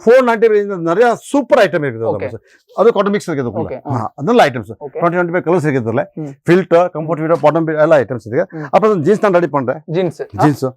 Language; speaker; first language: Tamil; non-native, local second language; Kannada